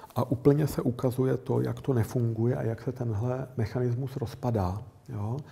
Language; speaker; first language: Czech; native; Czech